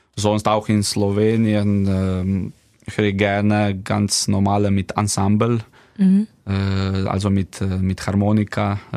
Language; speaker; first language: German; non-native, fluent; Slovenian